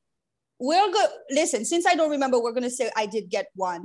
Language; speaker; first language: English; non-native, fluent; French